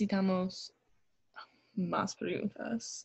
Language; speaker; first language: Spanish; non-native, learner; English